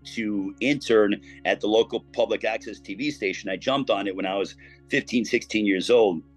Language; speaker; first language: English; native; English